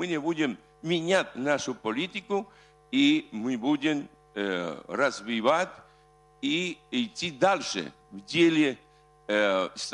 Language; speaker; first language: Russian; non-native, fluent; Spanish